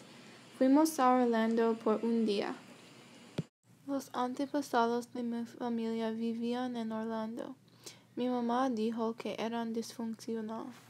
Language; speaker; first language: Spanish; non-native, learner; English